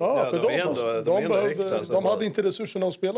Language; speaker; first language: Swedish; native; Swedish